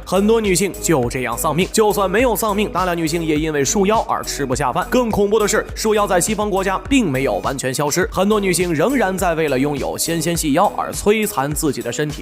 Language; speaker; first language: Chinese; native; Chinese